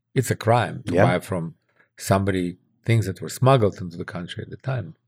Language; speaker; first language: English; early bilingual, other home language; Russian